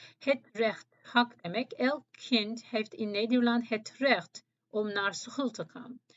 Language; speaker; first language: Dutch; non-native, learner; Turkish